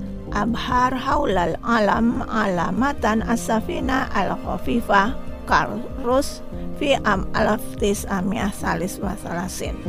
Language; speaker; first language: Arabic; non-native, fluent; Indonesian